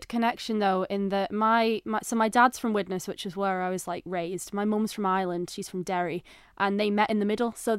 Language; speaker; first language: English; native; English